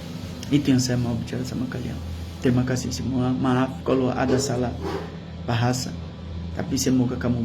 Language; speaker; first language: Indonesian; non-native, learner; Portuguese